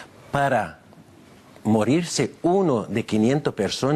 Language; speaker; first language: Spanish; non-native, fluent; Arabic